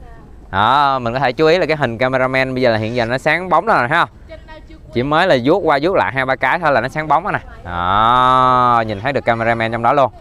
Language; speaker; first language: Vietnamese; native; Vietnamese